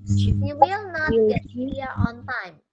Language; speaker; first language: English; non-native, fluent; Indonesian